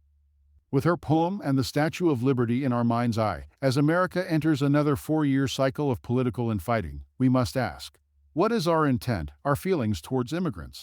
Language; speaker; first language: English; native; English